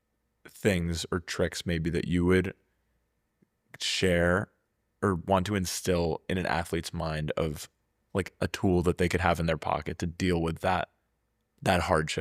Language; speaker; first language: English; native; English